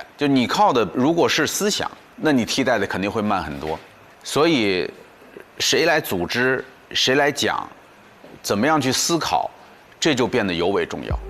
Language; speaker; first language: Chinese; native; Chinese